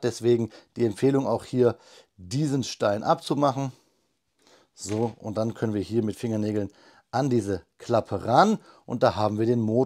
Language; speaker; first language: German; native; German